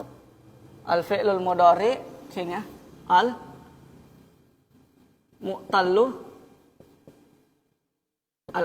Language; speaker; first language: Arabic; non-native, fluent; Indonesian